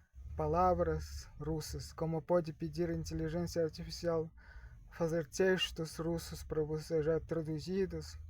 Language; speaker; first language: Portuguese; non-native, learner; Russian